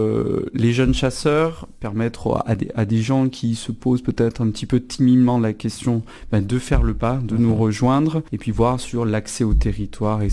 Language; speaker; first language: French; native; French